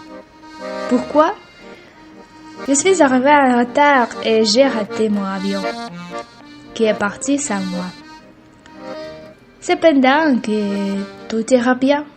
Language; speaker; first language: French; non-native, learner; Russian